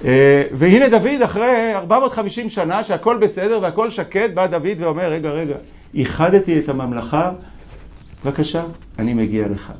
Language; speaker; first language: Hebrew; native; Hebrew